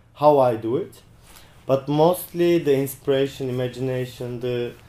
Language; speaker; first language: English; non-native, fluent; Turkish